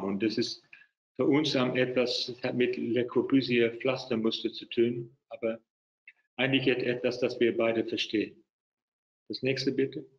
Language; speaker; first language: German; non-native, fluent; English